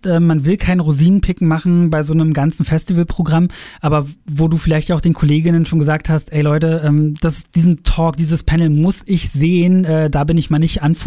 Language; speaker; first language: German; native; German